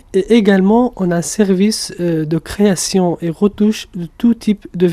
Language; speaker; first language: French; non-native, fluent; Kurdish